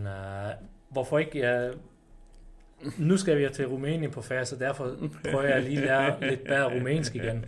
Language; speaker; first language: Danish; non-native, fluent; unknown